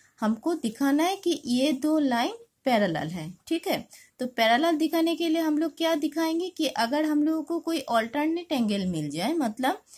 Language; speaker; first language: Hindi; non-native, local second language; Bangla